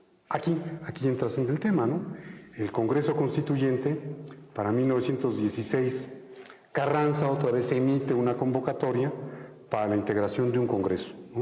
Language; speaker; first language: Spanish; native; Spanish